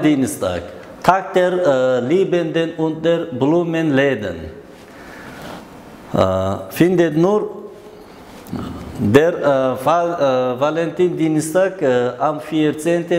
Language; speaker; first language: German; non-native, learner; Uzbek